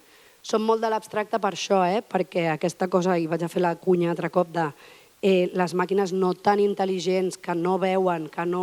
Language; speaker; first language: Catalan; native; Catalan